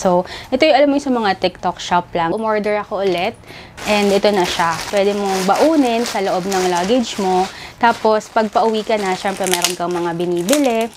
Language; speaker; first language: Filipino; native; Filipino